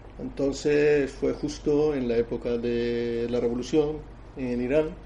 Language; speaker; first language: Spanish; non-native, fluent; Persian